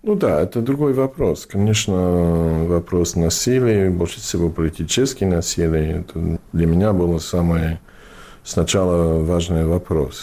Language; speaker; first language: Russian; non-native, fluent; English